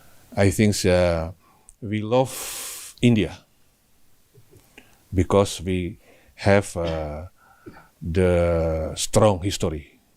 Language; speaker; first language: English; non-native, learner; Indonesian